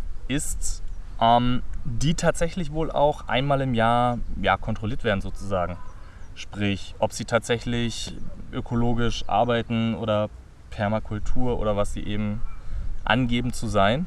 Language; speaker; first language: German; native; German